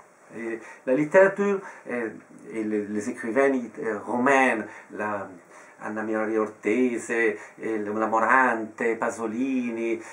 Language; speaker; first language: French; non-native, fluent; Italian